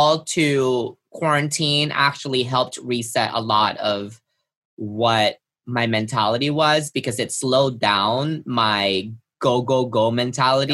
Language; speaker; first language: English; non-native, local second language; Filipino